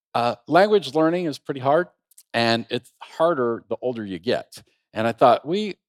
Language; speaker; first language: English; native; English